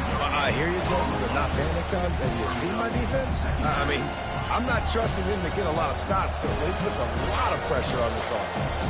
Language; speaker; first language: English; native; English